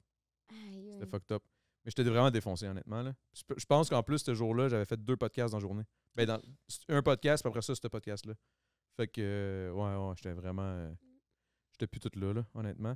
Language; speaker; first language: French; native; French